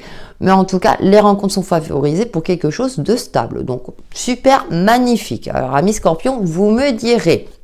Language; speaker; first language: French; native; French